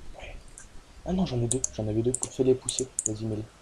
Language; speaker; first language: French; native; French